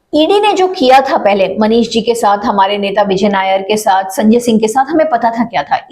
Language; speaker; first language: Hindi; non-native, local second language; Marathi